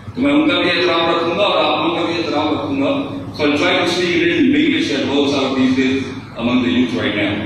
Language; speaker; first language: Urdu; native; Urdu